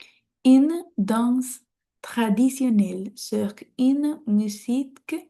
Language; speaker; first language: French; non-native, learner; Spanish